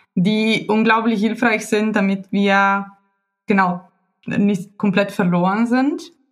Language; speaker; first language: German; non-native, fluent; Italian